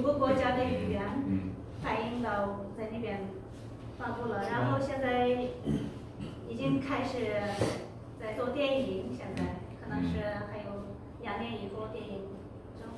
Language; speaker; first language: Chinese; non-native, local second language; Uyghur